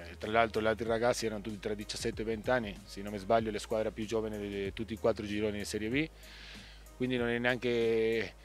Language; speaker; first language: Italian; non-native, fluent; Spanish